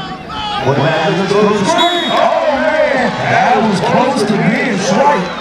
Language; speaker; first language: English; native; English